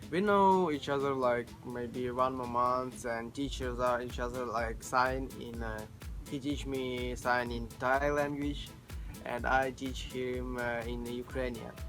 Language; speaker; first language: English; non-native, learner; Ukrainian